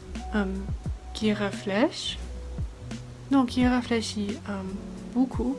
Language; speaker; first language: French; non-native, fluent; English